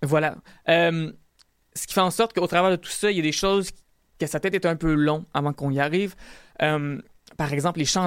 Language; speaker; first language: French; native; French